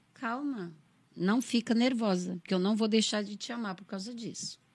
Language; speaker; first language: Portuguese; native; Portuguese